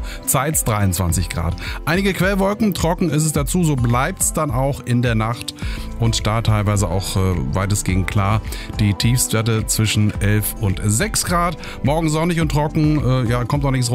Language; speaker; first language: German; native; German